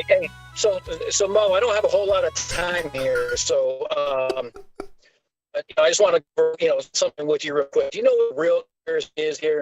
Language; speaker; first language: English; native; English